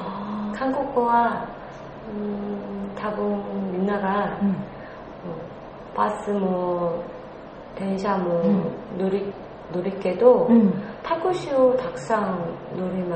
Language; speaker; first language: Japanese; non-native, learner; Korean